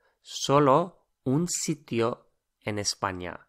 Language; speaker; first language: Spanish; non-native, fluent; English